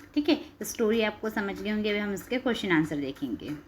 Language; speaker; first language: Hindi; non-native, local second language; Marathi